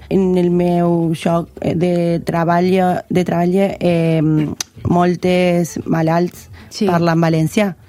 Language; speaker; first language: Catalan; non-native, learner; Spanish